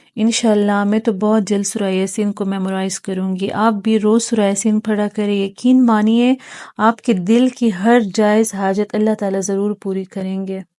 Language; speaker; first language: Urdu; non-native, local second language; Pashto